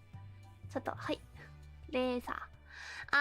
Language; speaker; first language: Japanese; non-native, learner; English